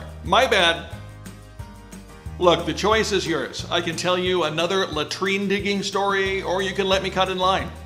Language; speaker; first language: English; native; English